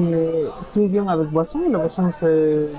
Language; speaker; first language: French; non-native, fluent; Spanish